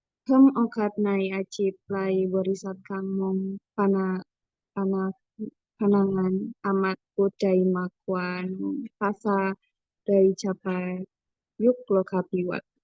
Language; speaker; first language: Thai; non-native, learner; Indonesian